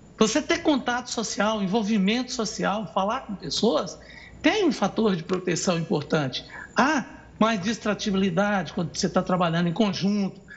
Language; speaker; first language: Portuguese; native; Portuguese